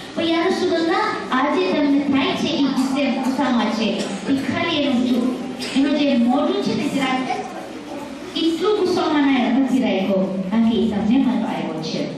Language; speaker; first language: Gujarati; early bilingual, heritage; Gujarati